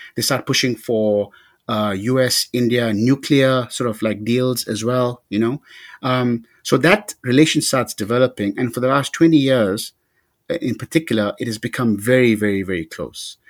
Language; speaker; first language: English; native; English